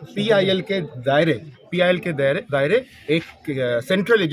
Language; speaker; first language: Hindi; non-native, local second language; Bangla